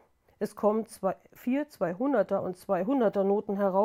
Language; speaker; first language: German; native; German